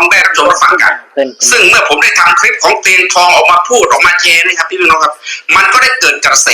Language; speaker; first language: Thai; native; Thai